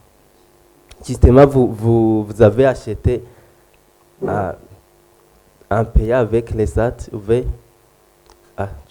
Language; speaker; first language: French; non-native, local second language; Rundi